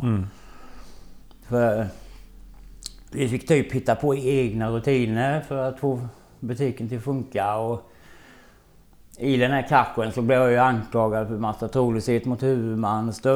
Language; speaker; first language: Swedish; native; Swedish